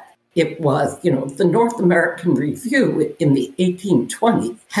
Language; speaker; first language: English; native; English